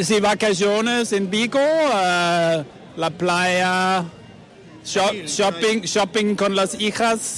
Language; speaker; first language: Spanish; non-native, learner; Danish